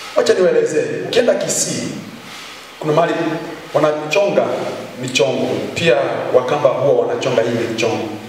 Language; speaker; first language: Swahili; non-native, local second language; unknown